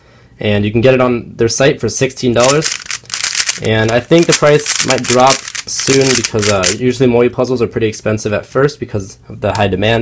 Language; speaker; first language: English; native; English